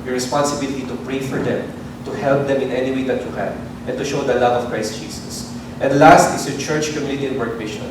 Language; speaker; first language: English; non-native, local second language; Filipino